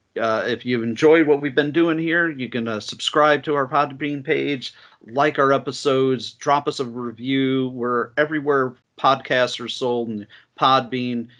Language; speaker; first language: English; native; English